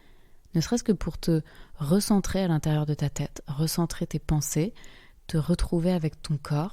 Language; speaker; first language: French; native; French